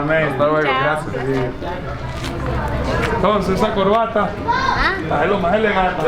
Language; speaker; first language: Spanish; native; Spanish